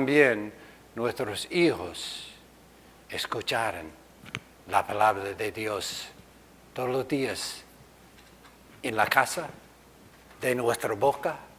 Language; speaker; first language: Spanish; non-native, fluent; English